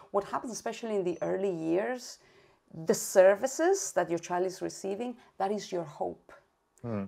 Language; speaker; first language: English; non-native, fluent; Spanish